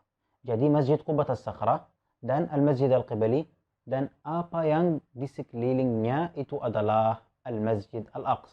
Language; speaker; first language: Indonesian; non-native, fluent; Arabic